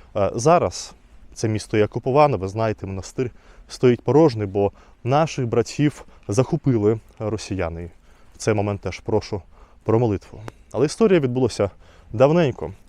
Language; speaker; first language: Ukrainian; non-native, fluent; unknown